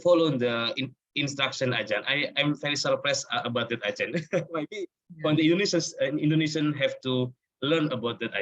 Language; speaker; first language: English; non-native, learner; Indonesian